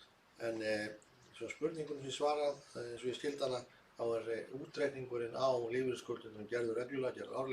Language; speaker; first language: Icelandic; native; Icelandic